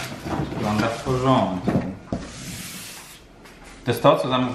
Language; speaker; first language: Polish; native; Polish